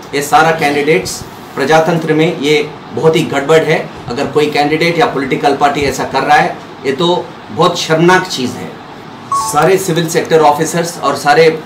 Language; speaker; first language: Hindi; non-native, local second language; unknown